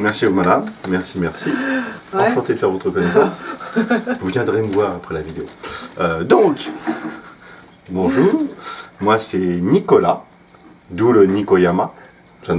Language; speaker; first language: French; native; French